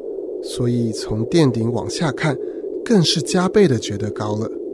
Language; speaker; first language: Chinese; native; Chinese